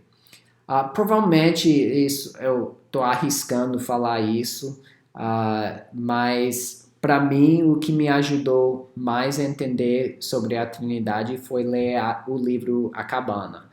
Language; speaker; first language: Portuguese; non-native, fluent; English